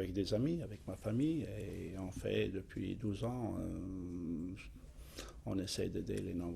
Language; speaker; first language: French; non-native, fluent; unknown